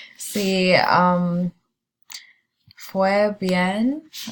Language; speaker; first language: Spanish; non-native, learner; English